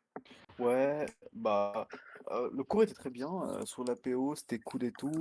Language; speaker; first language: French; native; French